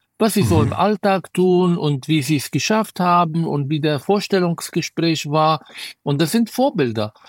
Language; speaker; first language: German; non-native, fluent; Arabic